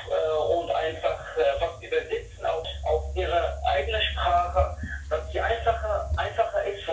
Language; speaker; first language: German; non-native, learner; Arabic